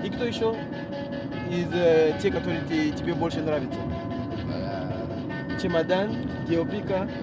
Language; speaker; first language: Russian; non-native, fluent; French